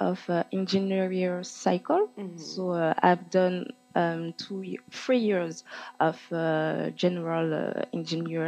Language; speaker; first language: English; non-native, fluent; French